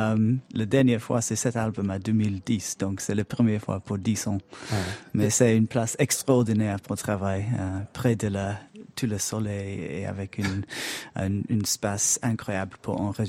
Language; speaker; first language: French; non-native, learner; English